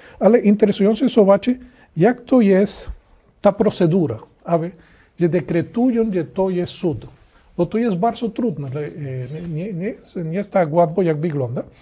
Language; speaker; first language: Polish; non-native, learner; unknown